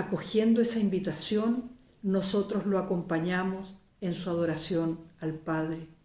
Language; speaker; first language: Spanish; native; Spanish